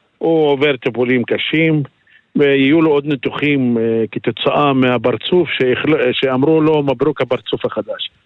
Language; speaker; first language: Hebrew; non-native, local second language; Arabic